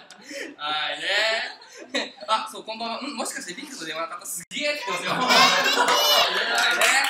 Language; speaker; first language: Japanese; native; Japanese